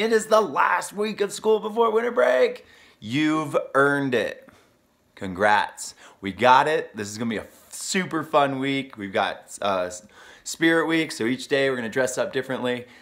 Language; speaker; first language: English; native; English